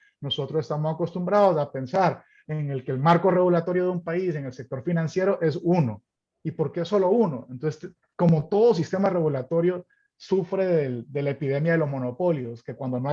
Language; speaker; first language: Spanish; native; Spanish